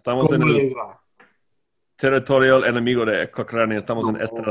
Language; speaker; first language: Spanish; non-native, fluent; English